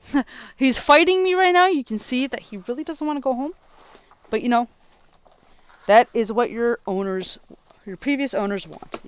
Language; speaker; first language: English; native; English